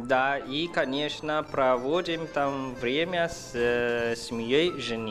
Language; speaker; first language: Russian; non-native, fluent; Chinese